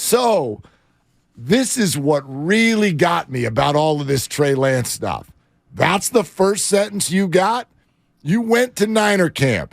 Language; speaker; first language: English; native; English